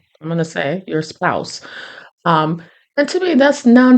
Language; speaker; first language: English; native; English